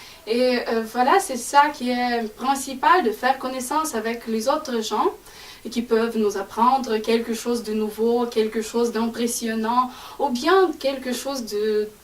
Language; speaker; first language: French; non-native, fluent; Ukrainian